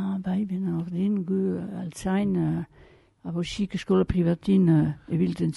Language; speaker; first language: Basque; native; Basque